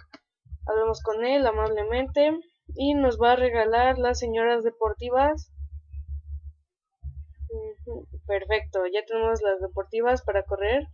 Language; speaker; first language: Spanish; native; Spanish